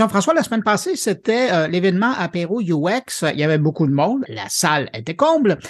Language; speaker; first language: French; native; French